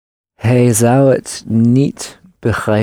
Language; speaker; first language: Dutch; non-native, learner; English